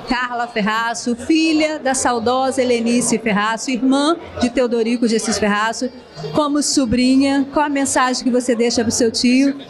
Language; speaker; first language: Portuguese; native; Portuguese